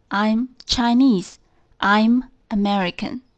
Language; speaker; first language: English; non-native, fluent; Chinese